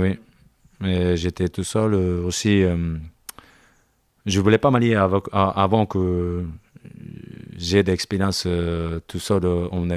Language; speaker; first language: French; non-native, learner; Japanese